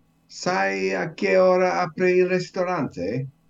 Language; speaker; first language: Italian; non-native, learner; English